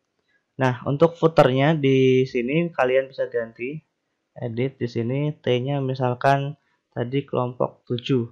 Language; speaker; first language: Indonesian; native; Indonesian